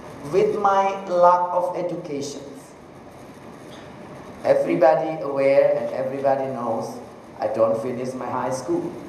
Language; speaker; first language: English; non-native, fluent; Indonesian